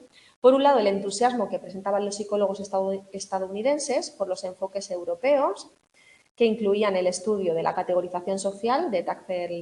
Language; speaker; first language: Spanish; native; Spanish